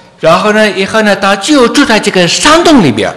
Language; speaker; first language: Chinese; non-native, learner; English